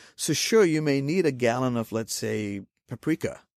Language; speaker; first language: English; non-native, local second language; Hindi